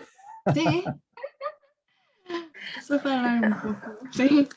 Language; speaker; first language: Portuguese; non-native, fluent; Korean